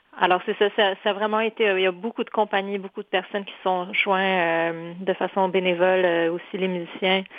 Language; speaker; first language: French; early bilingual, other home language; Polish